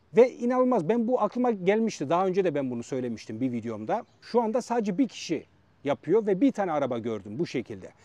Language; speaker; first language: Turkish; native; Turkish